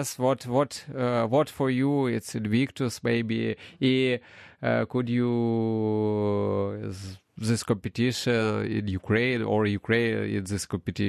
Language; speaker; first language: English; non-native, learner; Ukrainian